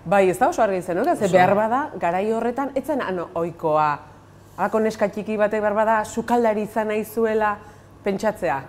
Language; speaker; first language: Basque; native; Basque